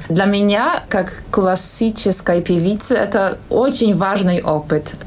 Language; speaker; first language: Russian; non-native, fluent; Polish